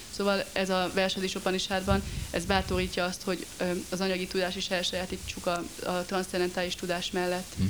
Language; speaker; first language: Hungarian; native; Hungarian